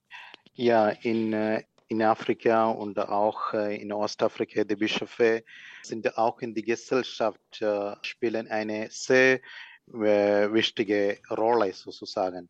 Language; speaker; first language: German; non-native, learner; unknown